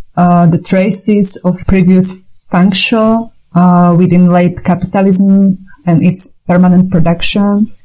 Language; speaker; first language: English; non-native, fluent; Slovak